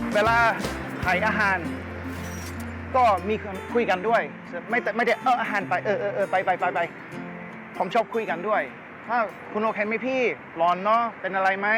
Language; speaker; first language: Thai; non-native, learner; English